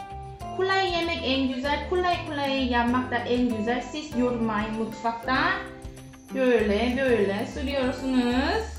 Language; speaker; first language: Turkish; non-native, fluent; Korean